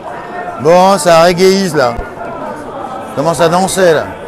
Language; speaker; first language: French; native; French